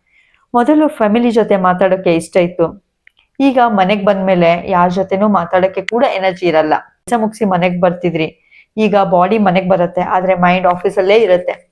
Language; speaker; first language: Kannada; native; Kannada